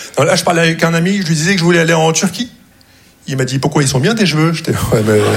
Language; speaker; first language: French; non-native, local second language; Arabic